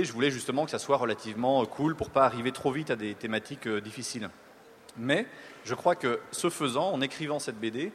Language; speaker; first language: French; native; French